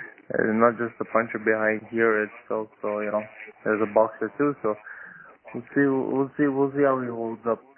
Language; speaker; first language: English; non-native, local second language; French